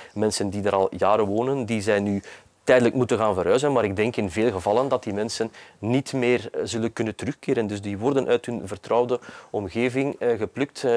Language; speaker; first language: Dutch; native; Dutch